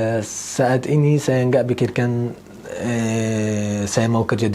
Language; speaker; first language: Indonesian; non-native, learner; Arabic